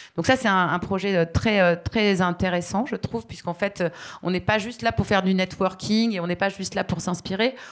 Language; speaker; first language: French; native; French